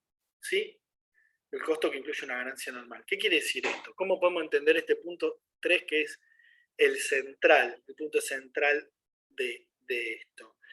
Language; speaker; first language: Spanish; native; Spanish